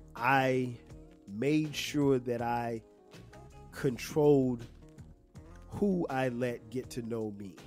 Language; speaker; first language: English; native; English